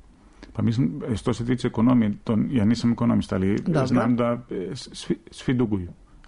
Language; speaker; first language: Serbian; non-native, fluent; Greek